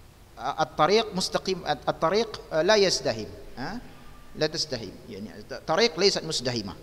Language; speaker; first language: Arabic; non-native, fluent; Indonesian